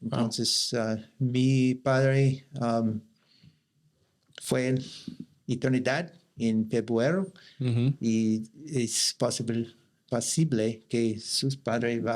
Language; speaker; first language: Spanish; non-native, learner; English